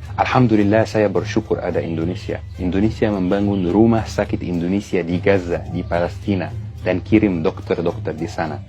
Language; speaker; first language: Indonesian; non-native, fluent; Arabic